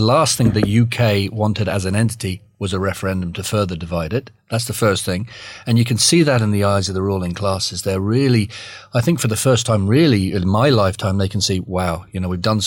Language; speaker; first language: English; native; English